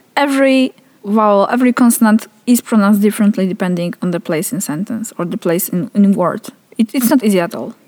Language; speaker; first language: English; non-native, fluent; Polish